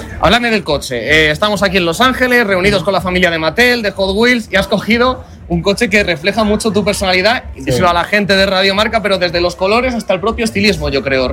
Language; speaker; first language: Spanish; native; Spanish